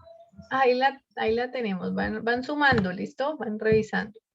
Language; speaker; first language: Spanish; native; Spanish